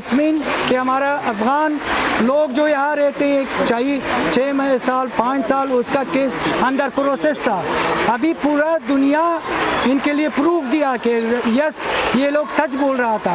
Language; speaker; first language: Hindi; non-native, fluent; Persian